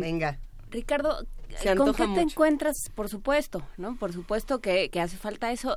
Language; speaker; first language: Spanish; native; Spanish